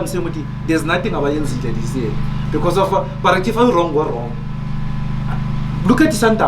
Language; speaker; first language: English; non-native, local second language; Zulu